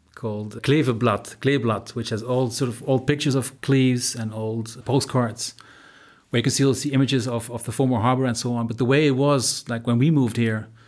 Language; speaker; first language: English; non-native, fluent; Dutch